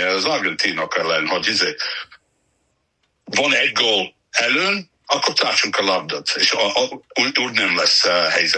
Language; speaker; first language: Hungarian; non-native, learner; English